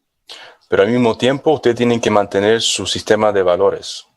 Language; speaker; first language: Spanish; non-native, fluent; English